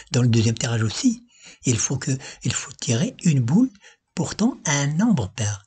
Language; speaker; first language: French; non-native, local second language; Arabic